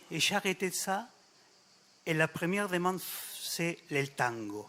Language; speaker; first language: French; non-native, fluent; Spanish